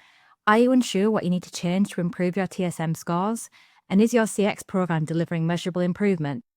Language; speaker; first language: English; native; English